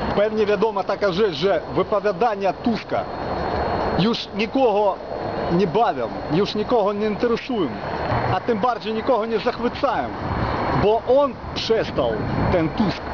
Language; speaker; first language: Polish; non-native, fluent; Ukrainian